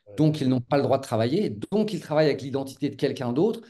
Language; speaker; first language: French; native; French